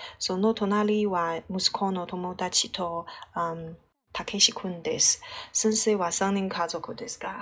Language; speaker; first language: Japanese; non-native, learner; Chinese